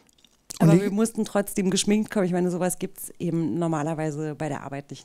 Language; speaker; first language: German; native; German